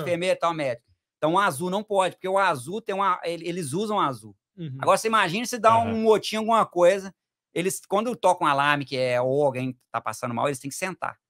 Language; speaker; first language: Portuguese; native; Portuguese